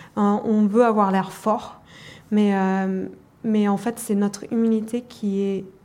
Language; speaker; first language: French; non-native, fluent; German